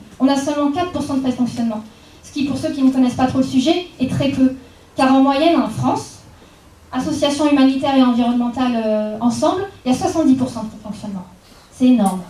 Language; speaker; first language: French; native; French